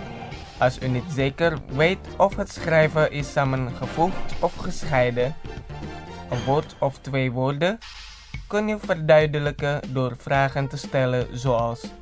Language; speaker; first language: Dutch; non-native, learner; Indonesian